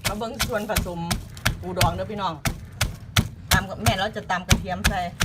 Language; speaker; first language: Thai; native; Thai